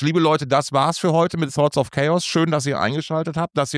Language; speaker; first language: German; native; German